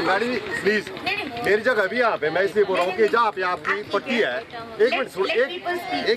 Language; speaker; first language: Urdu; non-native, local second language; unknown